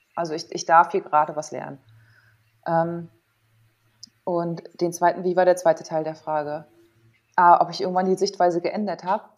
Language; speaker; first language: German; native; German